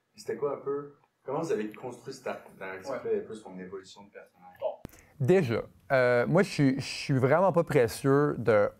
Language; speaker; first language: French; native; French